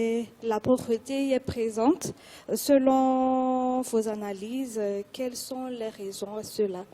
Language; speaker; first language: French; non-native, local second language; Malagasy